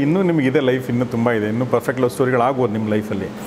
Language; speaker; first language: Kannada; native; Kannada